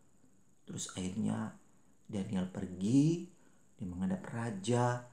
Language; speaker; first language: Malay; native; Malay